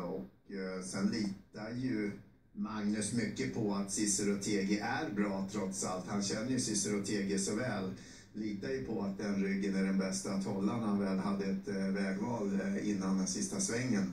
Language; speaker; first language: Swedish; native; Swedish